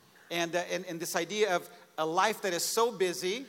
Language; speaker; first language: English; non-native, fluent; Portuguese